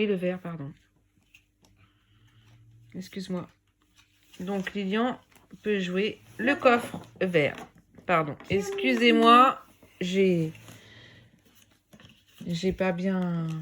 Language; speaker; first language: French; native; French